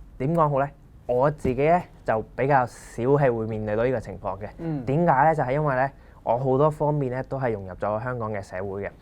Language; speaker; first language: Cantonese; non-native, local second language; Punjabi